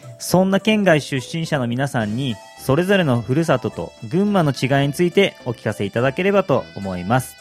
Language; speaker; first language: Japanese; native; Japanese